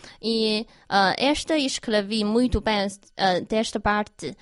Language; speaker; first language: Portuguese; non-native, learner; Chinese